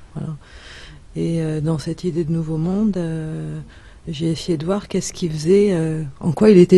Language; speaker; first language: French; native; French